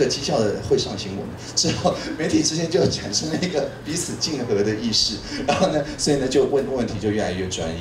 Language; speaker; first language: Chinese; native; Chinese